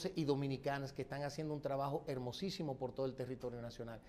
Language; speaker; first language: Spanish; early bilingual, heritage; Spanish